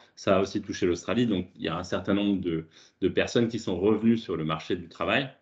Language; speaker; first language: French; native; French